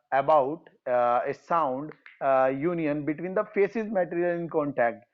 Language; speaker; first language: English; non-native, local second language; Hindi